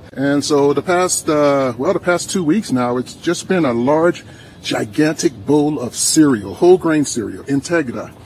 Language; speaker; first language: English; native; English